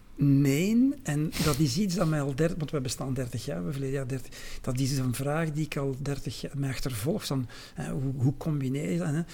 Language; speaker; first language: Dutch; native; Dutch